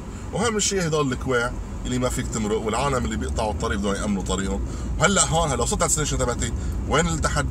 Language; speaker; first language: Arabic; native; Arabic